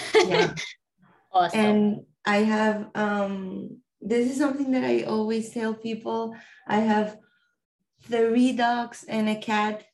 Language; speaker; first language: English; non-native, fluent; Spanish